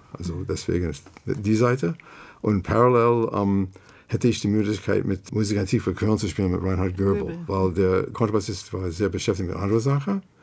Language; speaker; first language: German; non-native, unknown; English